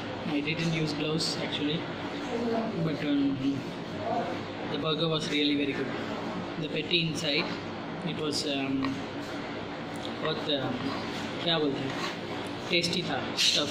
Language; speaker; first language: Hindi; non-native, local second language; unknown